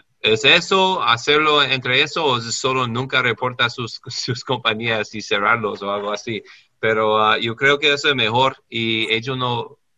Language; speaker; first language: Spanish; non-native, learner; English